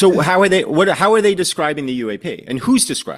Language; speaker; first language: English; native; English